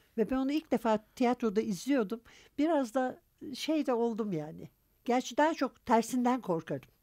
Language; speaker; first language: Turkish; native; Turkish